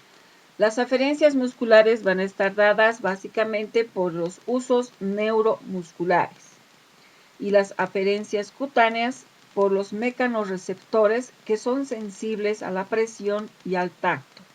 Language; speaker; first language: Spanish; native; Spanish